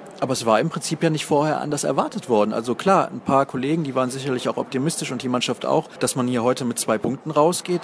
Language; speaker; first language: German; native; German